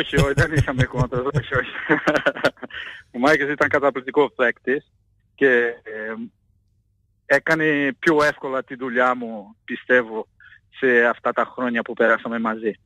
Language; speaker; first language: Greek; non-native, fluent; Portuguese